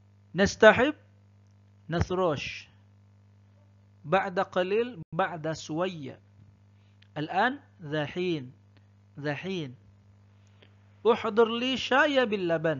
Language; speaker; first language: Arabic; non-native, fluent; Indonesian